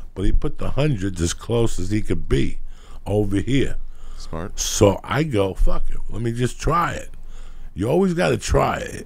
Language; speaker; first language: English; native; English